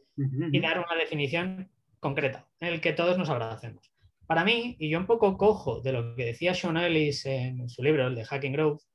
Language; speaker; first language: Spanish; native; Spanish